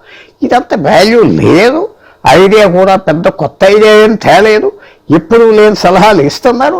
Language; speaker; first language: Telugu; native; Telugu